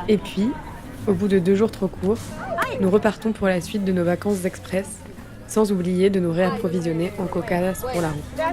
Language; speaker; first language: French; native; French